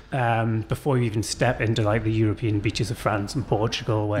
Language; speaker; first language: English; native; English